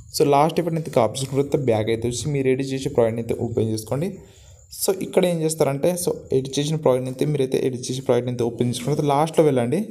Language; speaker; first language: Telugu; non-native, local second language; Gondi